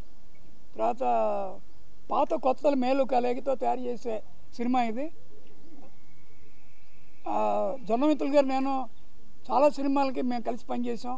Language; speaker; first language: Telugu; native; Telugu